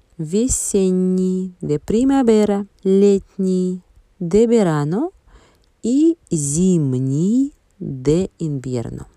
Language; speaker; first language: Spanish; non-native, fluent; Russian